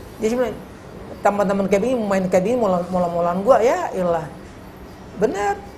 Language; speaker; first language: Indonesian; native; Indonesian